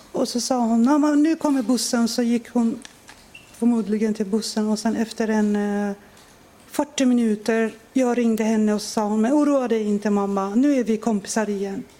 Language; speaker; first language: Swedish; non-native, fluent; Persian